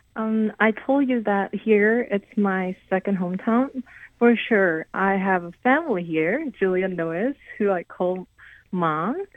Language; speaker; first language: English; non-native, fluent; Korean